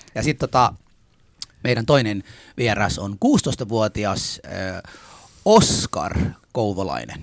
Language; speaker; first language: Finnish; early bilingual, other home language; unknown